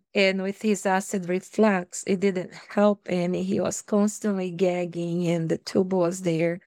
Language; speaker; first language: English; non-native, fluent; Portuguese